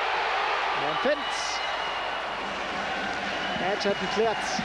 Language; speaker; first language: German; native; German